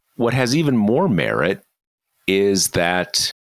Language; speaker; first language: English; native; English